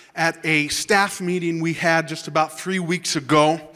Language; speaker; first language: English; native; English